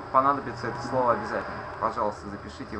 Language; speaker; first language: Russian; native; Russian